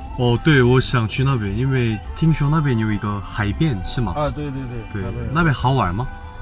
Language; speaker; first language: Chinese; non-native, learner; Korean